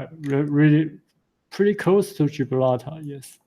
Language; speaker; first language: English; non-native, fluent; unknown